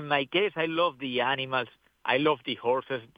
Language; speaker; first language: English; non-native, learner; Spanish